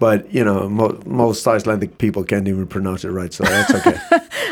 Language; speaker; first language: English; non-native, fluent; Icelandic